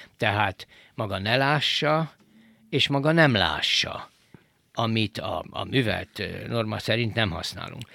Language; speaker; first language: Hungarian; native; Hungarian